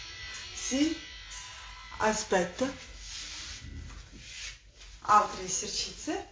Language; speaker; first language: Italian; non-native, learner; Russian